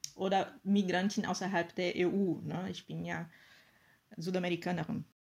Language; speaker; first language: German; non-native, fluent; Portuguese